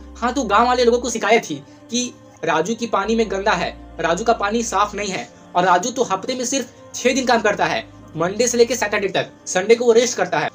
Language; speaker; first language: Hindi; native; Hindi